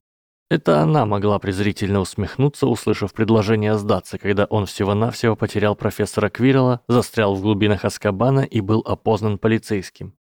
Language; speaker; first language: Russian; native; Russian